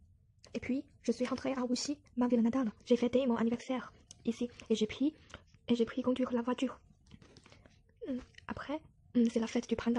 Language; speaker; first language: French; non-native, learner; Chinese